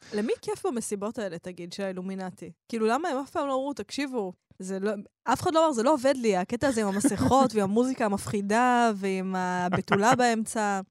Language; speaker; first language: Hebrew; native; Hebrew